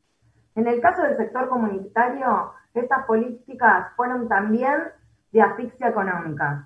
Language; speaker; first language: Spanish; native; Spanish